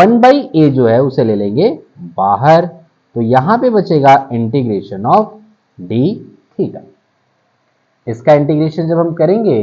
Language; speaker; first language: Hindi; native; Hindi